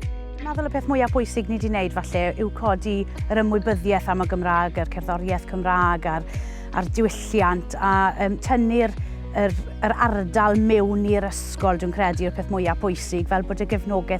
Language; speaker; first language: Welsh; native; Welsh